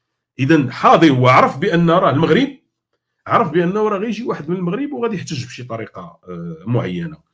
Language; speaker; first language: Arabic; native; Arabic